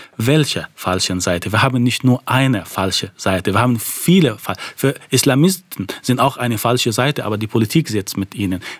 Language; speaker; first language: German; non-native, fluent; Arabic